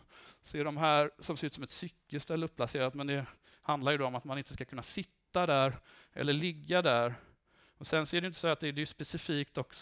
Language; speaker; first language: Swedish; native; Swedish